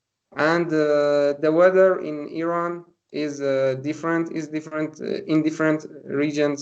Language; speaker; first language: English; non-native, learner; Persian